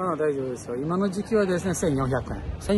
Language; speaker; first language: Japanese; non-native, fluent; Portuguese